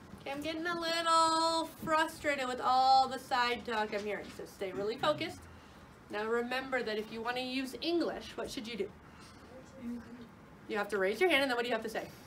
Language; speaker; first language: English; native; English